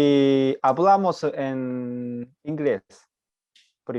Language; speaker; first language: Spanish; non-native, learner; Japanese